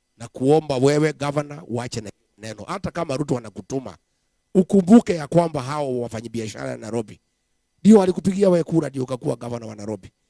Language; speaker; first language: Swahili; non-native, local second language; Kikuyu